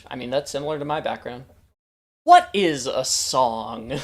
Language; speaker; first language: English; native; English